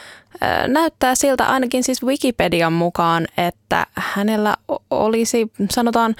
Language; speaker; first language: Finnish; native; Finnish